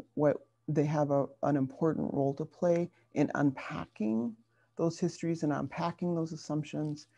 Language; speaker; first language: English; native; English